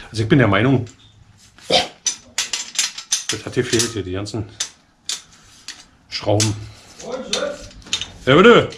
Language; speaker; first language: German; native; German